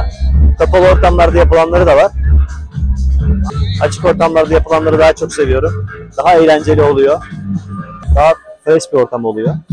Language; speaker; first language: Turkish; native; Turkish